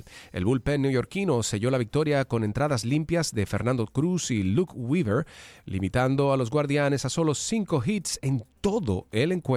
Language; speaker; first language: Spanish; native; Spanish